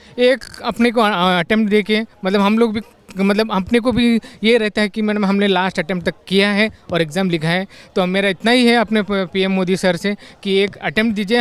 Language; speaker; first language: Hindi; non-native, local second language; Kannada